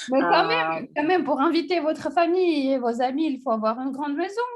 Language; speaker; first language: French; non-native, fluent; Russian